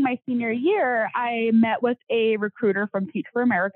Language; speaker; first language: English; native; English